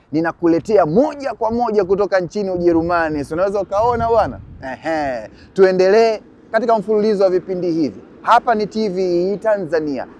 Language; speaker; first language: Swahili; native; Swahili